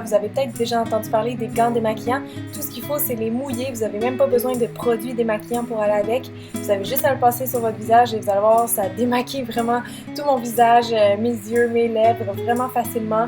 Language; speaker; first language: French; native; French